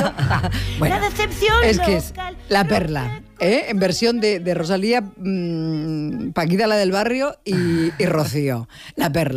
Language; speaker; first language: Spanish; native; Spanish